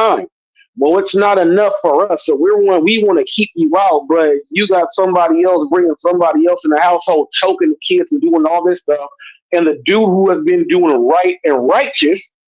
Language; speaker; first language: English; native; English